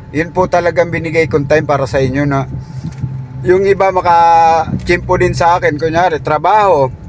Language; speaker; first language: Filipino; non-native, local second language; Bikol